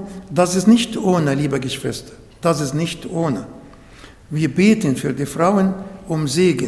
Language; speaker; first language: German; non-native, fluent; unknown